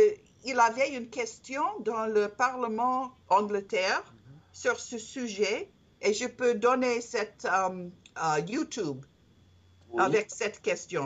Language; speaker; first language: French; non-native, learner; English